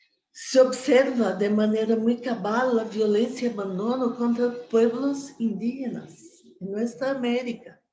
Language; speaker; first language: Spanish; non-native, fluent; Portuguese